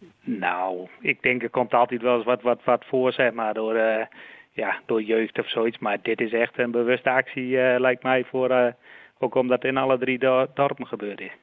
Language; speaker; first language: Dutch; native; Dutch